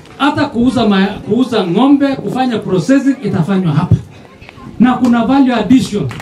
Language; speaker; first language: Swahili; non-native, local second language; Kalenjin